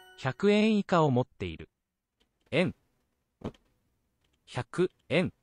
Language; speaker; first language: Japanese; non-native, learner; English